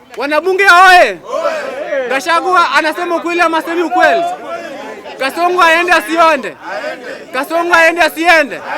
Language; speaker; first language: Swahili; non-native, local second language; Luo (Kenya and Tanzania)